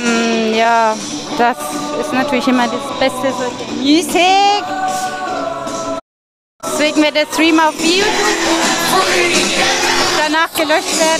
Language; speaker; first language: German; native; German